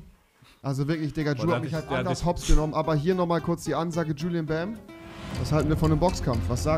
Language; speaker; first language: German; native; German